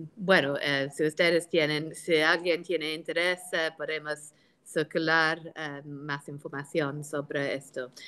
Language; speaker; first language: Spanish; non-native, fluent; English